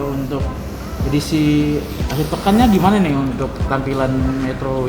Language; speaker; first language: Indonesian; native; Indonesian